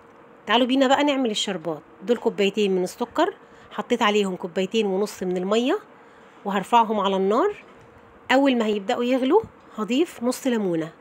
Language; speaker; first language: Arabic; native; Arabic